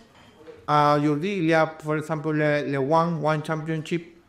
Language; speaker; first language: French; non-native, learner; Spanish